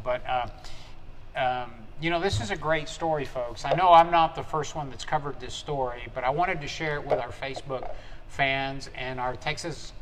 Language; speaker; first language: English; early bilingual, other home language; Spanish